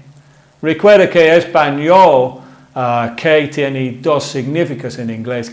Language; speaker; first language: Spanish; non-native, fluent; English